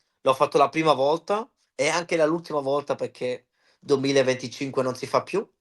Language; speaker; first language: Italian; early bilingual, heritage; Italian